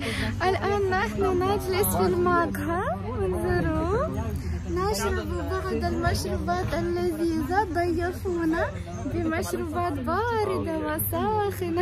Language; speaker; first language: Arabic; non-native, fluent; Ukrainian